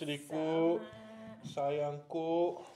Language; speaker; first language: Indonesian; non-native, learner; French